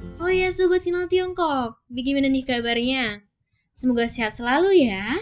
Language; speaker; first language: Indonesian; native; Indonesian